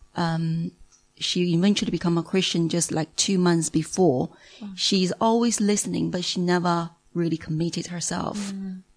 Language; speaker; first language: English; non-native, fluent; Chinese